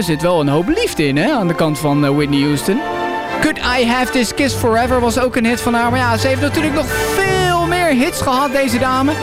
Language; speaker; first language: Dutch; native; Dutch